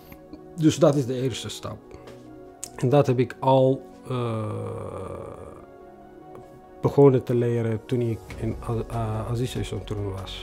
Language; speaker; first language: Dutch; non-native, fluent; Tigrinya